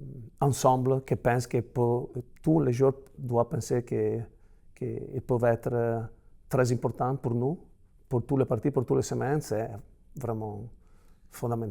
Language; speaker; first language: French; non-native, fluent; Italian